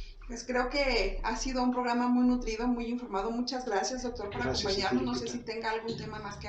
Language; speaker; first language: Spanish; native; Spanish